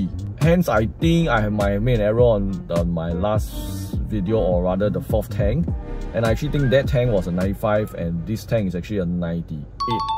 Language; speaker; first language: English; native; English